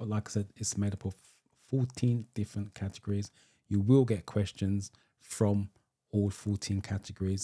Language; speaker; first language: English; native; English